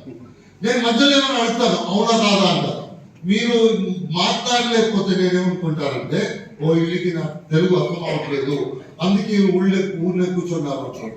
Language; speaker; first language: Telugu; non-native, fluent; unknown